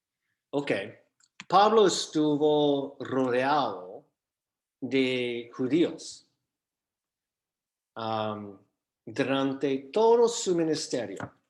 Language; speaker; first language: Spanish; non-native, fluent; English